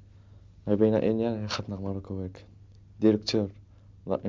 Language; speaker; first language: Dutch; non-native, learner; Arabic